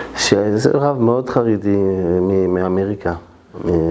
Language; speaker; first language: Hebrew; early bilingual, heritage; French